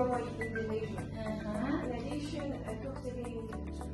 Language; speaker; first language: English; non-native, learner; Kazakh